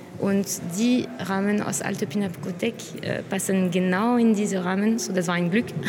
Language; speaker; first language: German; non-native, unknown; French